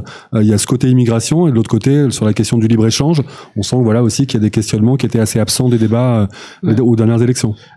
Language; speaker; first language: French; native; French